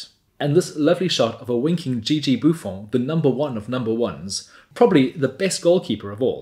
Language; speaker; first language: English; native; English